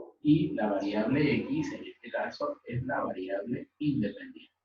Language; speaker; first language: Spanish; native; Spanish